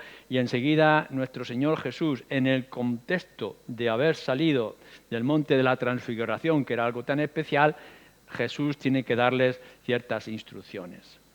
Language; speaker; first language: Spanish; native; Spanish